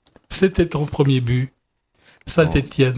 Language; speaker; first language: French; native; French